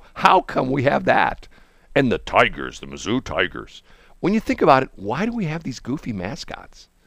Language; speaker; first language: English; early bilingual, other home language; German